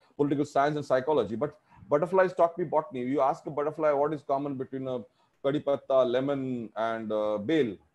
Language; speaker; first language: English; non-native, local second language; Marathi